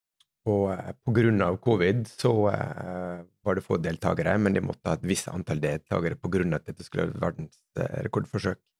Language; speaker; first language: Norwegian; native; Norwegian